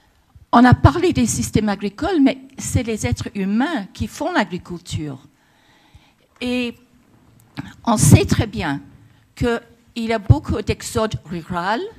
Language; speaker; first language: French; non-native, fluent; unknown